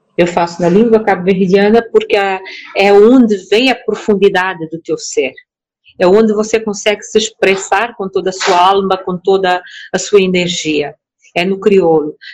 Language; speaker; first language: Portuguese; non-native, local second language; Kabuverdianu